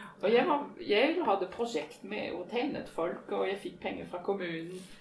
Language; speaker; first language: Norwegian; non-native, fluent; French